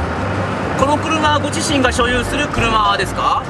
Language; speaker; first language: Japanese; native; Japanese